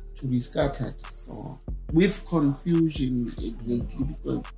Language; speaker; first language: English; non-native, local second language; Southern Sotho